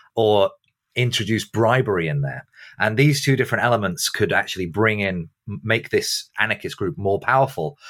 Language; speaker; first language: English; native; English